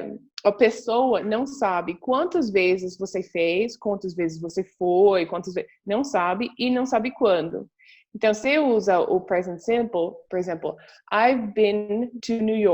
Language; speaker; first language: Portuguese; non-native, fluent; English